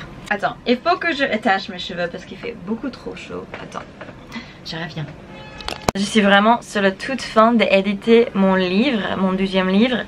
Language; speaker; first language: French; non-native, fluent; English